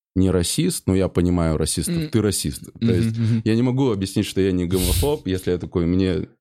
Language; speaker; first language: Russian; native; Russian